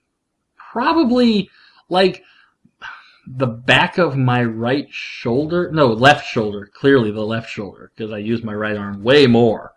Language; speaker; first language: English; native; English